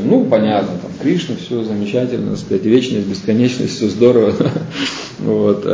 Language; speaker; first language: Russian; native; Russian